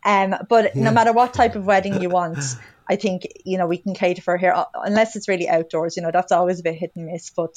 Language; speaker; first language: English; native; English